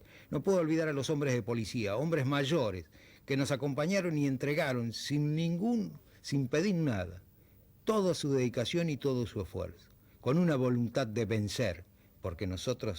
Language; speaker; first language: Spanish; native; Spanish